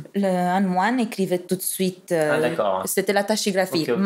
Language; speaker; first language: French; non-native, fluent; Romanian